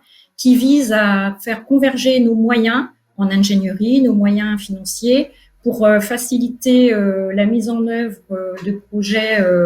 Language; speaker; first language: French; native; French